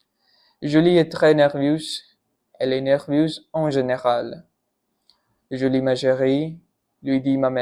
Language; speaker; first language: French; non-native, learner; Punjabi